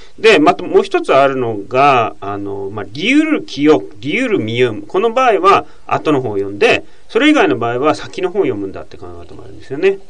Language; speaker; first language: Japanese; native; Japanese